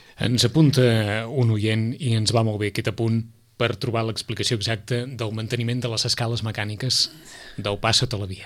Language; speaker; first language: Catalan; native; Catalan